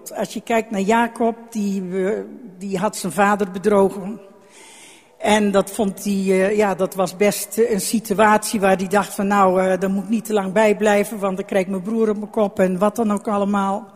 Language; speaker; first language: Dutch; native; Dutch